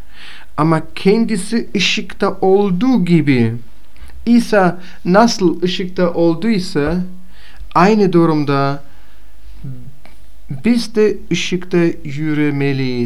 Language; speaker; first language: Turkish; non-native, fluent; Bulgarian